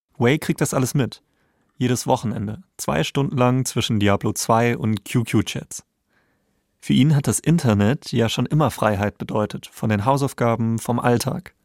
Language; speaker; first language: German; native; German